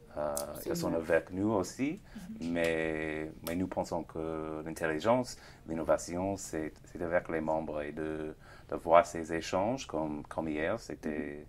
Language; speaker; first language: French; non-native, fluent; English